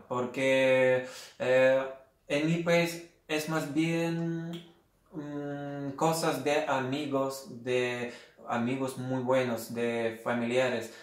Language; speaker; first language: Spanish; non-native, fluent; Lithuanian